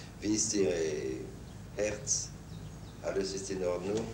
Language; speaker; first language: German; non-native, fluent; French